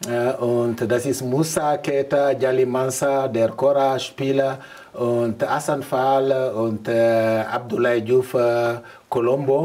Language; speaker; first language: German; non-native, learner; Mandingo